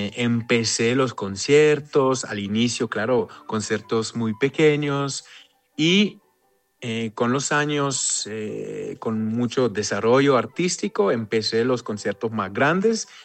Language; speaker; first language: Spanish; non-native, fluent; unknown